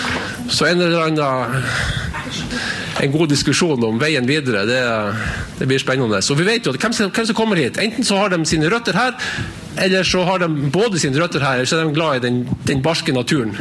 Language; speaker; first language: Norwegian; native; Norwegian